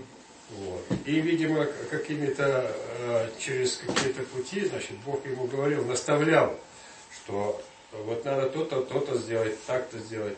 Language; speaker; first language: Russian; native; Russian